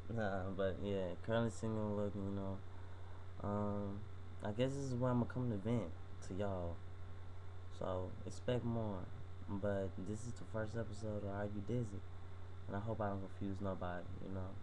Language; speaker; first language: English; native; English